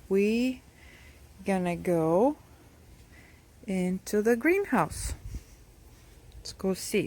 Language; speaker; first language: English; non-native, fluent; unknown